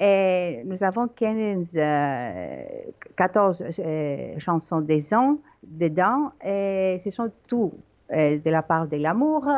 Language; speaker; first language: French; non-native, learner; Greek